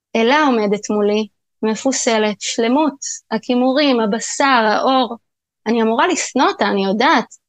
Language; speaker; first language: Hebrew; native; Hebrew